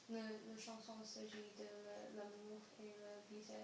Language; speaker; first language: French; non-native, learner; English